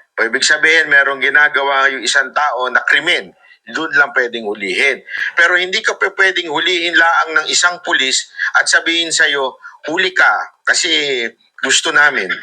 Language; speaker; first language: Filipino; native; Filipino